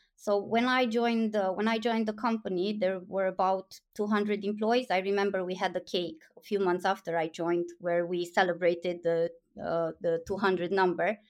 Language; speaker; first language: English; non-native, fluent; Romanian